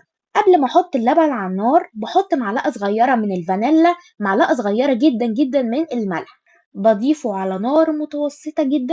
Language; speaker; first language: Arabic; native; Arabic